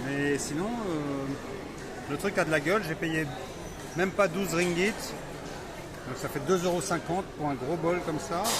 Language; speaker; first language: French; native; French